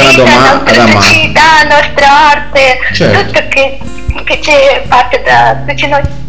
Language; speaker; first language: Italian; non-native, learner; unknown